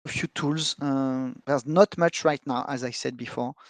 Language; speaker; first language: English; non-native, fluent; French